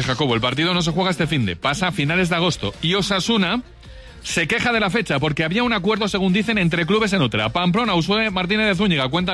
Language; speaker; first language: Spanish; native; Spanish